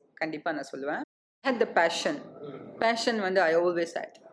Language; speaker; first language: English; non-native, local second language; Tamil